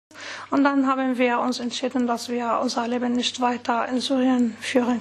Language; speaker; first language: German; non-native, fluent; Arabic